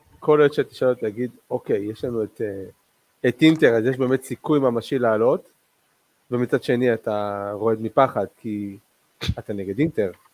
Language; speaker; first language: Hebrew; non-native, local second language; Arabic